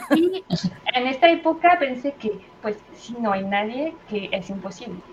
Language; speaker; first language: Spanish; non-native, fluent; French